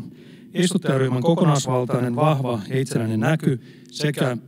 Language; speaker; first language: Finnish; native; Finnish